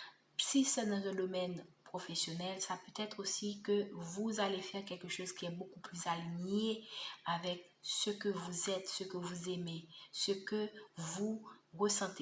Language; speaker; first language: French; native; French